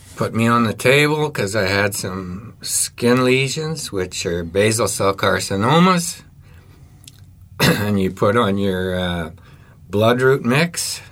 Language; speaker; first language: English; native; English